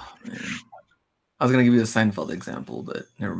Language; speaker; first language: English; native; English